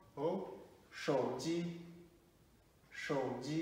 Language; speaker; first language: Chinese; non-native, fluent; Kazakh